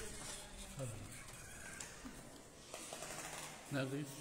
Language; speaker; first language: Turkish; native; Turkish